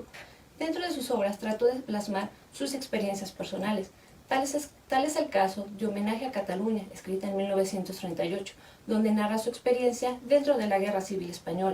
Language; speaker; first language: Spanish; native; Spanish